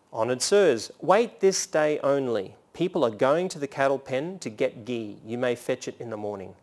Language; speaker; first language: English; native; English